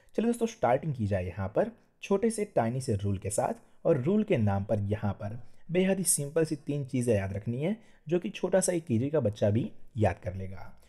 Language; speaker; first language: Hindi; non-native, local second language; Gujarati